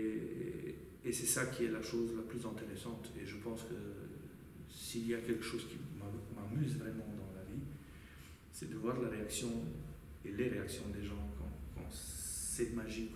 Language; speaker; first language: French; non-native, fluent; Romanian